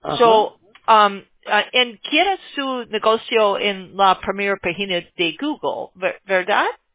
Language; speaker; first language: Spanish; non-native, learner; English